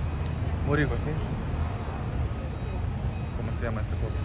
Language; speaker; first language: Spanish; non-native, learner; Russian